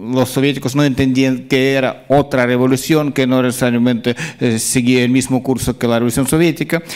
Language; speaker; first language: Spanish; non-native, fluent; Russian